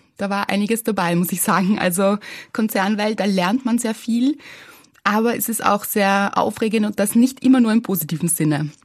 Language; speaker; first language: German; native; German